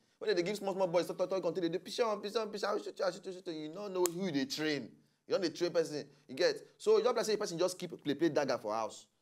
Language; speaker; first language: Nigerian Pidgin; native; Nigerian Pidgin